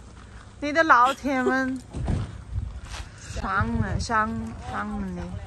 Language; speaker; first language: Chinese; non-native, fluent; Armenian